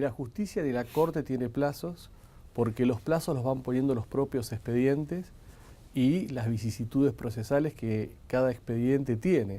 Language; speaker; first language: Spanish; native; Spanish